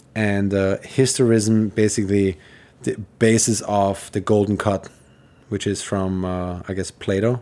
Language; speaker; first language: English; non-native, fluent; German